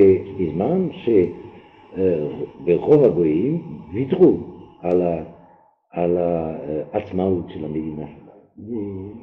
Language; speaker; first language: Hebrew; non-native, fluent; French